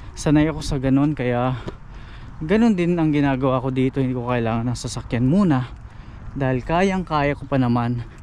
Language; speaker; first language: Filipino; native; Filipino